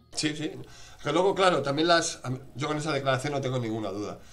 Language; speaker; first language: Spanish; native; Spanish